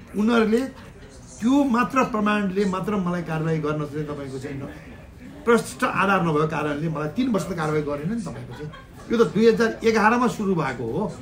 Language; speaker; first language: Nepali; native; Nepali